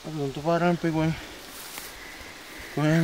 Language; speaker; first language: Finnish; non-native, learner; Spanish